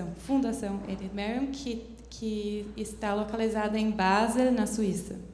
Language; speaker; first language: Portuguese; native; Portuguese